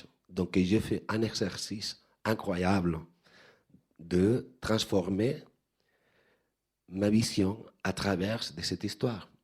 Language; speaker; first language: French; non-native, fluent; Spanish